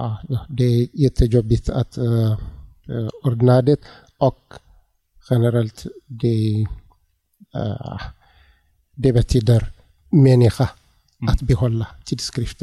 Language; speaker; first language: Swedish; non-native, learner; Tigrinya